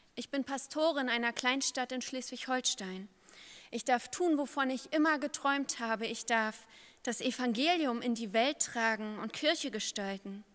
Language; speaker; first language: German; native; German